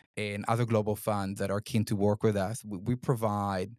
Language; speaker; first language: English; non-native, fluent; Hebrew